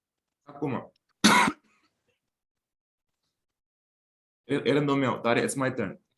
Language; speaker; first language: Romanian; non-native, fluent; Arabic